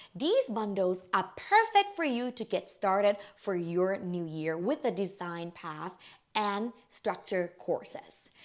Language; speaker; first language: English; non-native, fluent; Thai